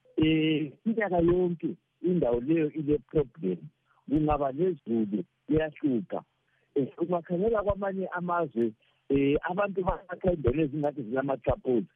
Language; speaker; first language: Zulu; non-native, local second language; Shona